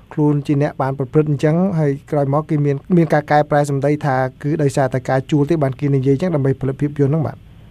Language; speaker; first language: Khmer; native; Khmer